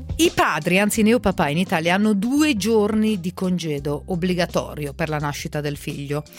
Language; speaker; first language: Italian; native; Italian